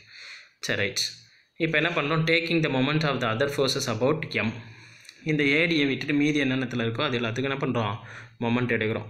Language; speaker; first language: Tamil; native; Tamil